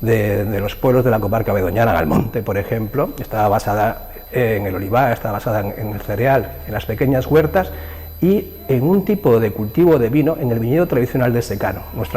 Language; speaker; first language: Spanish; native; Spanish